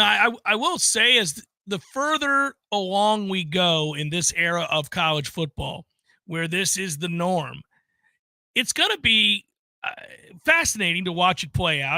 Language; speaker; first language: English; native; English